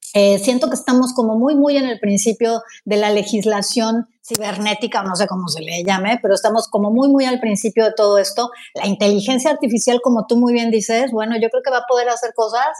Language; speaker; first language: Spanish; native; Spanish